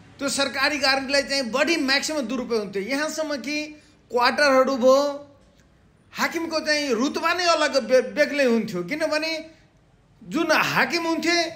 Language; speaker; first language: Nepali; non-native, local second language; Maithili